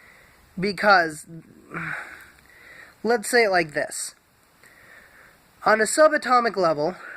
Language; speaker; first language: English; native; English